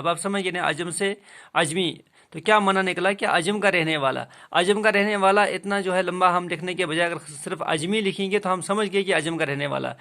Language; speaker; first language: Urdu; non-native, local second language; Kashmiri